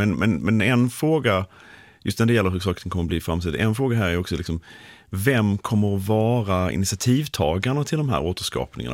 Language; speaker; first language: Swedish; native; Swedish